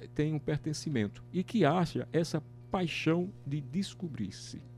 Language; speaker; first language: Portuguese; native; Portuguese